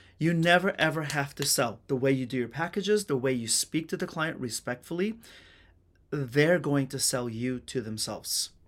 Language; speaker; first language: English; early bilingual, other home language; Persian